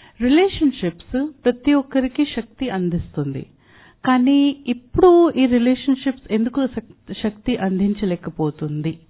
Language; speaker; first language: Telugu; non-native, local second language; Hindi